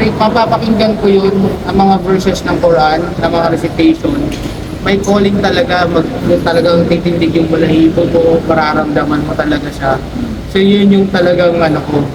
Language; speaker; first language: Filipino; native; Filipino